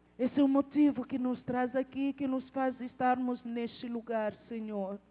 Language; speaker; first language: Portuguese; non-native, local second language; Tsonga